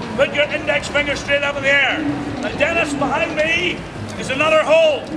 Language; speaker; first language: English; native; English